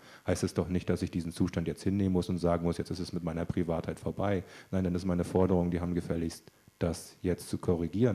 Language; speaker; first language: German; native; German